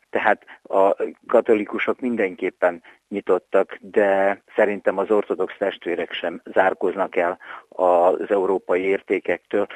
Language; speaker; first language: Hungarian; native; Hungarian